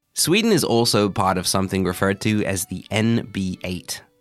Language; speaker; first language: English; native; English